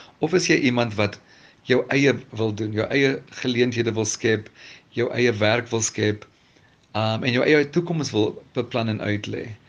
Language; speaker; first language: Afrikaans; native; Afrikaans